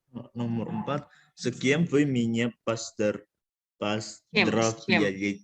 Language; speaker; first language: Russian; non-native, learner; Indonesian